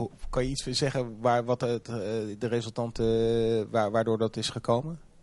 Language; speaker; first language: Dutch; native; Dutch